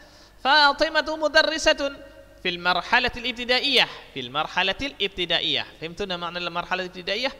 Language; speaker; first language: Arabic; non-native, fluent; Indonesian